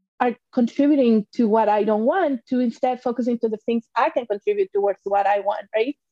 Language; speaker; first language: English; non-native, fluent; Spanish